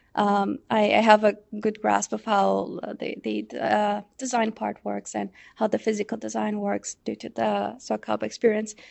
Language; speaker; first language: English; non-native, fluent; Portuguese